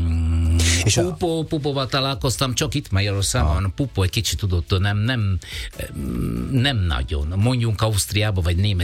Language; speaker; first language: Hungarian; non-native, learner; Italian